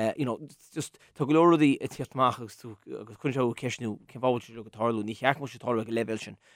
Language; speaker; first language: Irish; non-native, local second language; English